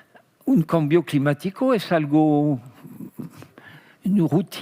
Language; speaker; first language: Spanish; non-native, fluent; French